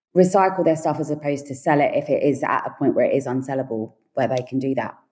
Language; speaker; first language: English; native; English